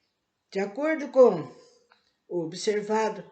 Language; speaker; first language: Portuguese; native; Portuguese